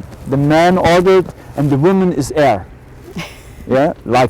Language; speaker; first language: English; non-native, learner; German